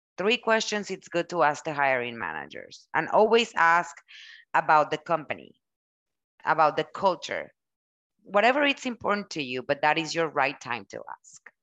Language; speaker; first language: English; non-native, fluent; Spanish